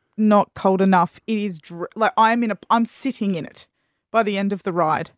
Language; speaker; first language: English; native; English